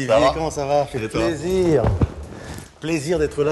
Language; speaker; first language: French; native; French